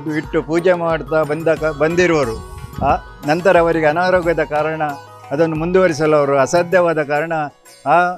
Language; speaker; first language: Kannada; non-native, local second language; Malayalam